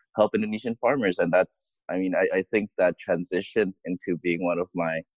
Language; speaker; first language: English; non-native, fluent; Indonesian